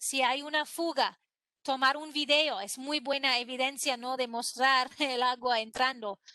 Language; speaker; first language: Spanish; non-native, fluent; English